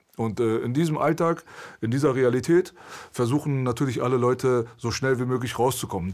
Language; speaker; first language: German; early bilingual, other home language; Persian